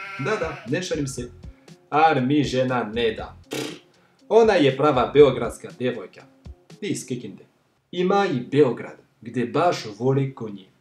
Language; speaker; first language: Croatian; non-native, fluent; French